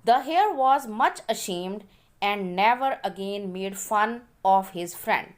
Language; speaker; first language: English; non-native, local second language; Urdu